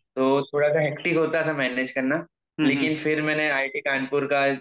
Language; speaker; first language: Hindi; native; Hindi